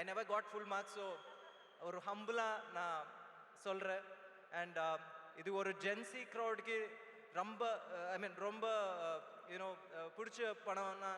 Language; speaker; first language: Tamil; non-native, learner; Telugu